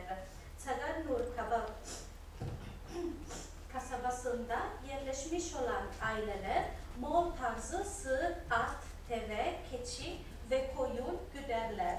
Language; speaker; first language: Turkish; non-native, fluent; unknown